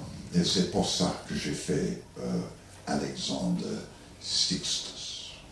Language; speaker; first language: French; non-native, learner; English